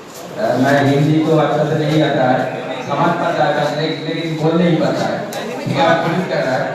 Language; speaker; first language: Hindi; non-native, local second language; Bangla